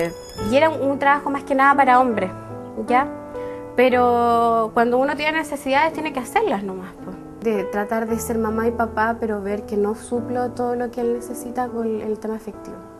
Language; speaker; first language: Spanish; native; Spanish